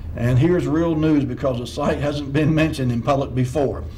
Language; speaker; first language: English; native; English